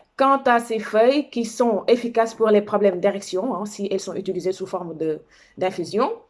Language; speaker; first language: French; non-native, local second language; Wolof